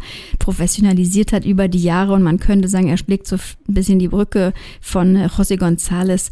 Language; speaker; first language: German; native; German